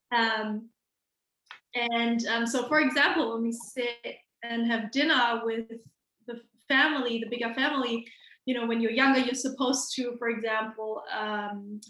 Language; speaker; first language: English; non-native, fluent; German